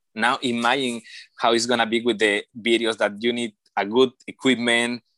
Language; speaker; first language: English; non-native, learner; Spanish